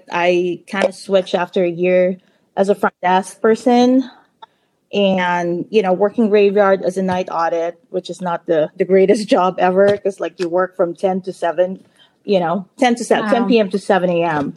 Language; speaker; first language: English; non-native, local second language; Filipino